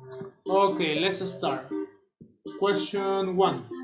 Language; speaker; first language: English; non-native, fluent; Spanish